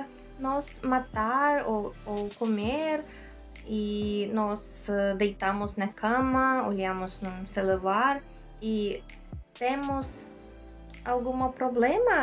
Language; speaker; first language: Portuguese; non-native, learner; Russian